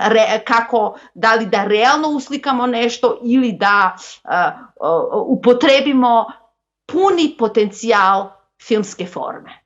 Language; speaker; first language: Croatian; non-native, local second language; Macedonian